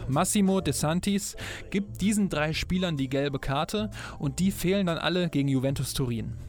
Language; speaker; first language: German; native; German